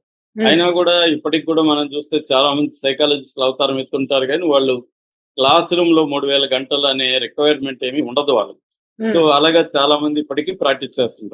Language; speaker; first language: Telugu; native; Telugu